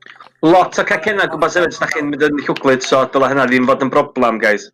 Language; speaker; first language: Welsh; native; Welsh